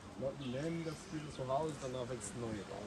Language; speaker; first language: German; non-native, learner; Swahili